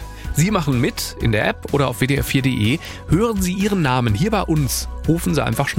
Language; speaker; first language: German; native; German